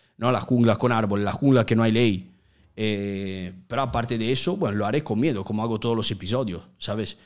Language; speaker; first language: Spanish; non-native, fluent; Italian